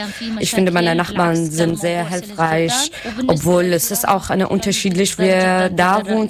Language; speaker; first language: German; non-native, learner; Arabic